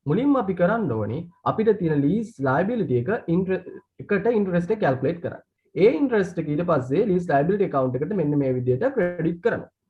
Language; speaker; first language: Sinhala; native; Sinhala